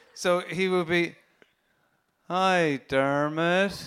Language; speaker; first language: English; native; English